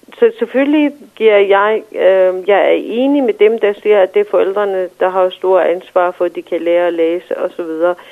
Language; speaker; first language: Danish; non-native, fluent; Persian